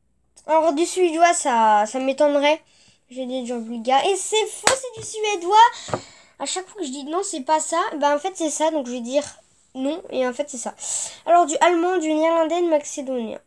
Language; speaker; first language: French; native; French